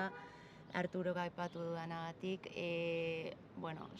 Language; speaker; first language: Basque; non-native, local second language; Spanish